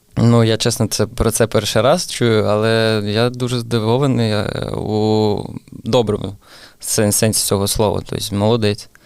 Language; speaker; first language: Ukrainian; non-native, local second language; Russian